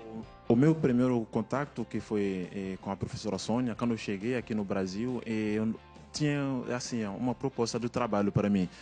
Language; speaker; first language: Portuguese; non-native, fluent; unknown